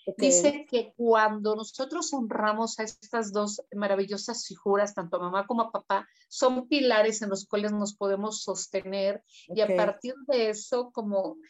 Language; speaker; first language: Spanish; native; Spanish